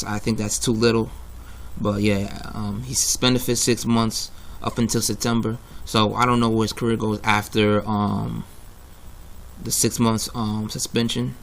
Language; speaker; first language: English; native; English